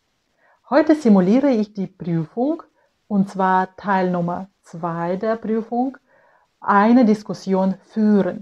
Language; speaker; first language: German; non-native, fluent; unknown